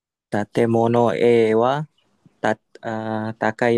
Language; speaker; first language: Japanese; non-native, learner; Malay